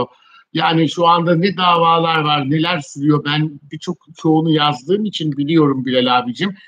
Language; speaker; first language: Turkish; native; Turkish